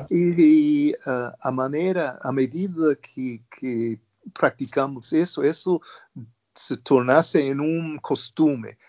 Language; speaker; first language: Portuguese; non-native, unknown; English